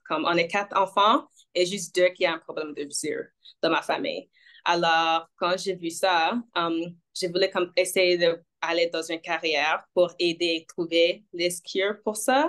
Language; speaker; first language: French; non-native, local second language; English